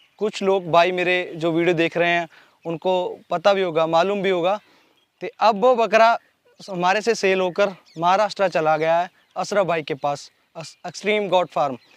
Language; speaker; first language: Hindi; non-native, local second language; Punjabi